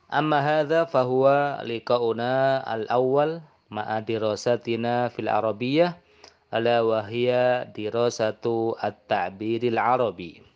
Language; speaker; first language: Arabic; non-native, fluent; Indonesian